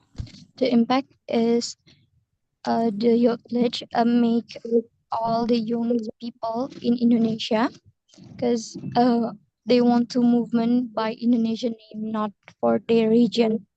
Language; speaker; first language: English; non-native, learner; Indonesian